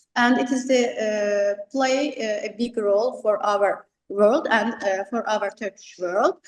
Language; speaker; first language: English; non-native, learner; Azerbaijani